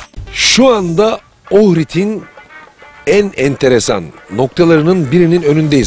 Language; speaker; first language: Turkish; native; Turkish